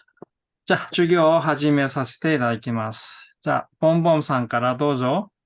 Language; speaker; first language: Japanese; non-native, fluent; Korean